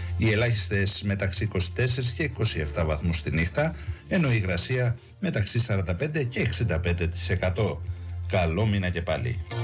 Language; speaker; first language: Greek; native; Greek